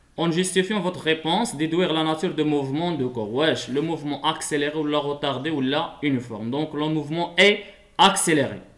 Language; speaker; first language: French; non-native, local second language; Arabic